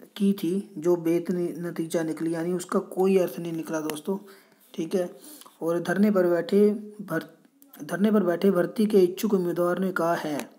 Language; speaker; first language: Hindi; non-native, local second language; Punjabi